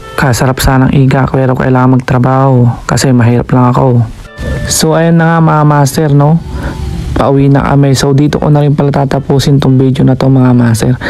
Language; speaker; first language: Filipino; native; Filipino